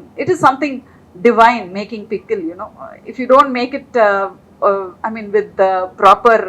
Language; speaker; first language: English; non-native, local second language; Telugu